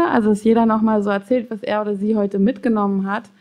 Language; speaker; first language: German; native; German